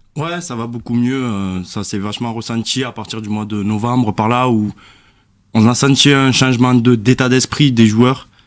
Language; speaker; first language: French; native; French